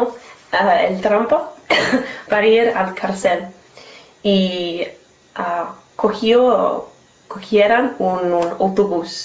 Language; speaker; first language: Spanish; non-native, learner; English